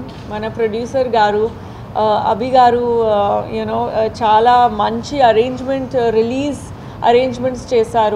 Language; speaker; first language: Telugu; non-native, fluent; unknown